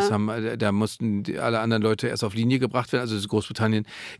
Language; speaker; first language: German; native; German